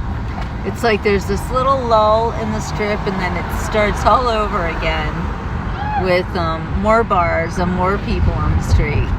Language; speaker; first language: English; native; English